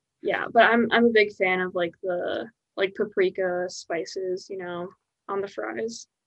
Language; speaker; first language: English; early bilingual, other home language; Spanish